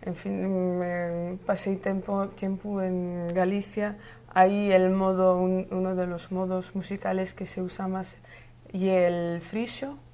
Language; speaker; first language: Spanish; non-native, learner; French